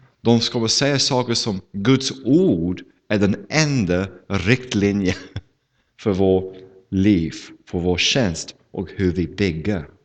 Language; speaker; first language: Swedish; non-native, fluent; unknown